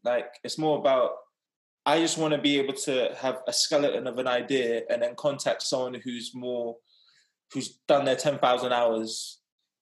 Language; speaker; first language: English; native; English